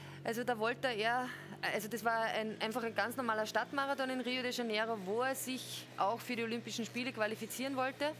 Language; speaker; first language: German; native; German